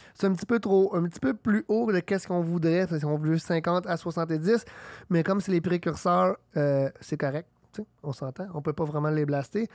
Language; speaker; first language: French; native; French